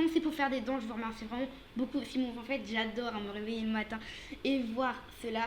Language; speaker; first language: French; native; French